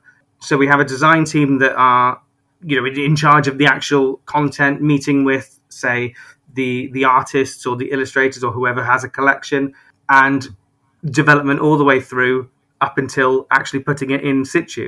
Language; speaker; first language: English; native; English